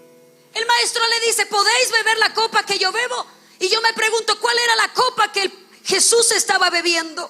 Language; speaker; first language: Spanish; native; Spanish